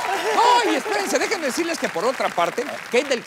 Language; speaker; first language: Spanish; native; Spanish